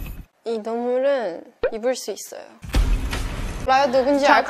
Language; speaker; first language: Korean; non-native, learner; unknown